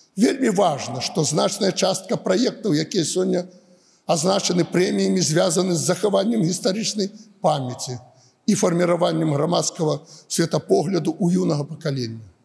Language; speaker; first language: Belarusian; non-native, local second language; Russian